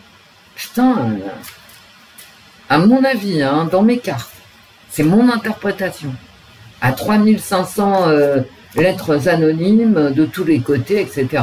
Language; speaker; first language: French; native; French